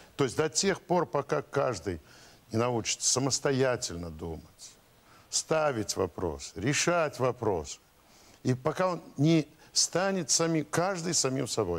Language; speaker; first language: Russian; native; Russian